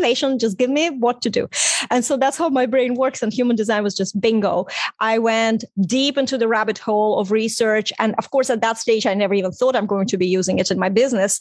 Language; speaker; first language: English; non-native, fluent; Russian